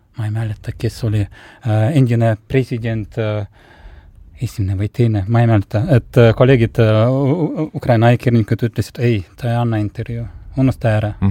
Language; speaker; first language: Estonian; non-native, local second language; Russian